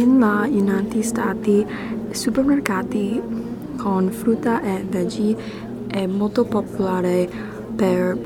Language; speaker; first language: Italian; non-native, learner; English